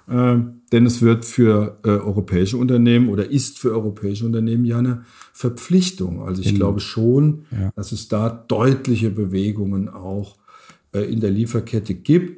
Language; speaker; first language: German; native; German